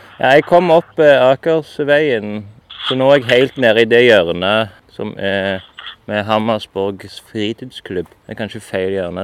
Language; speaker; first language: Norwegian; native; Norwegian